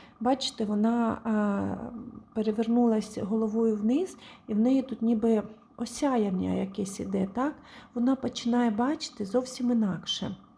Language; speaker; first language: Ukrainian; non-native, local second language; Russian